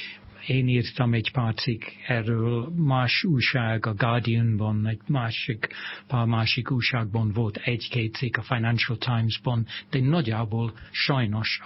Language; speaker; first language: Hungarian; non-native, fluent; English